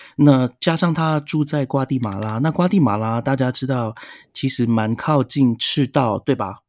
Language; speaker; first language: Chinese; native; Chinese